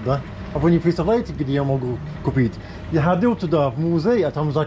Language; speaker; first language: Russian; non-native, learner; English